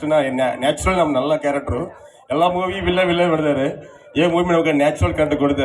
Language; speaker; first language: Kannada; non-native, local second language; Tamil